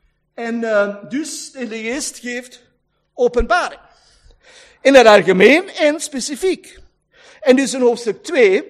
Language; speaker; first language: Dutch; non-native, fluent; German